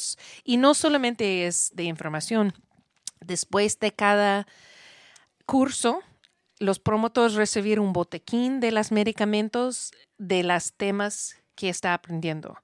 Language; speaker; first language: Spanish; non-native, learner; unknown